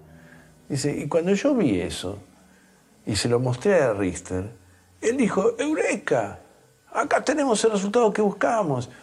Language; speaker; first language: Spanish; native; Spanish